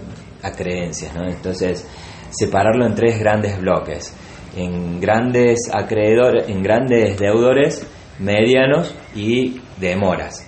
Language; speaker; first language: Spanish; native; Spanish